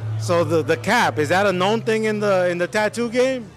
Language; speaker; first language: English; early bilingual, other home language; Spanish